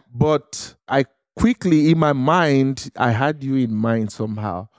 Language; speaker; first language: English; non-native, local second language; Yoruba